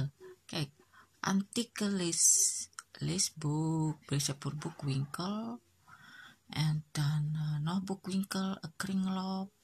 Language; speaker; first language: Dutch; non-native, learner; Indonesian